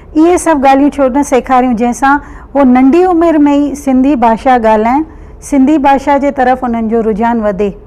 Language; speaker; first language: Sindhi; early bilingual, heritage; Sindhi